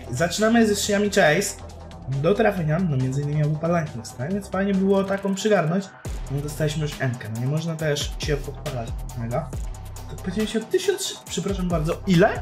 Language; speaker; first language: Polish; native; Polish